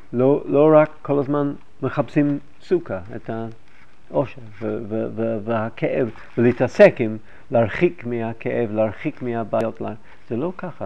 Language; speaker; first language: Hebrew; non-native, fluent; English